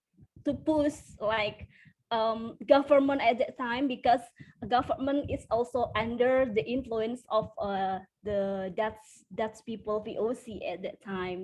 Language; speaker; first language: English; non-native, fluent; Indonesian